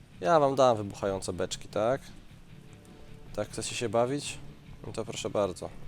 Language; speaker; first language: Polish; native; Polish